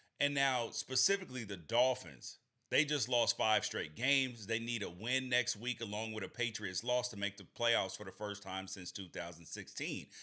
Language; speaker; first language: English; native; English